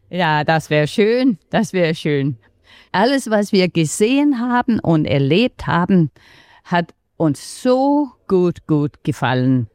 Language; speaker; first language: German; non-native, fluent; Danish